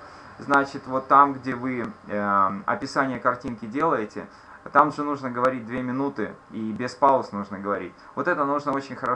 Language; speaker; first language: Russian; native; Russian